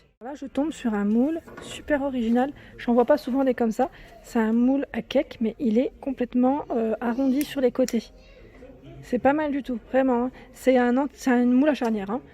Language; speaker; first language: French; native; French